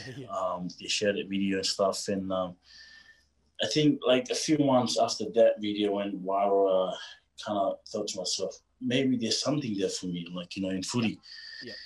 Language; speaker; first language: English; non-native, fluent; Tongan